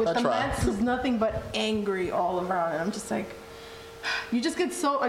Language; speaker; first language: English; early bilingual, other home language; Spanish